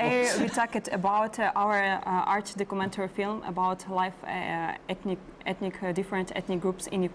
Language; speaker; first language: English; non-native, learner; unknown